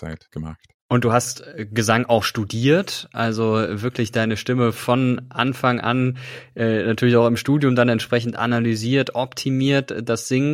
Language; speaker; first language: German; native; German